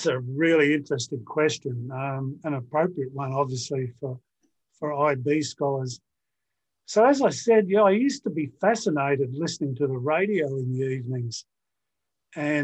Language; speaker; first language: English; native; English